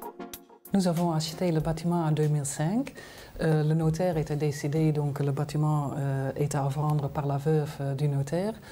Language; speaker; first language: French; non-native, fluent; Dutch